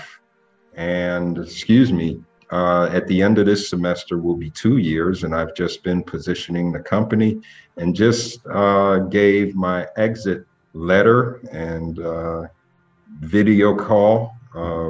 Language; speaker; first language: English; native; English